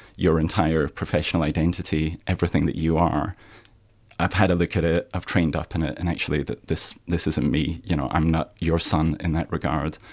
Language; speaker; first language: English; native; English